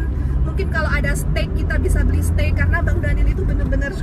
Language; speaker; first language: Indonesian; native; Indonesian